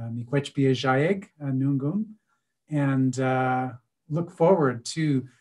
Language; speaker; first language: English; native; English